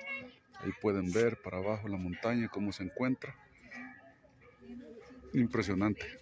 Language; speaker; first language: Spanish; native; Spanish